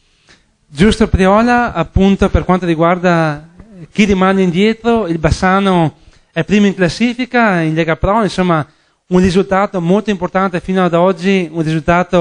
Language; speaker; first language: Italian; native; Italian